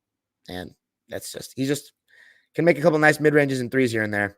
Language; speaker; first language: English; native; English